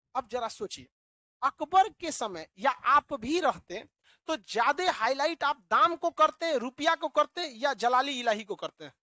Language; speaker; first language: Hindi; native; Hindi